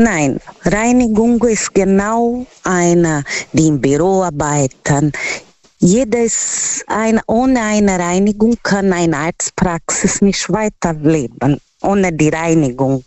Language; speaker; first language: German; non-native, learner; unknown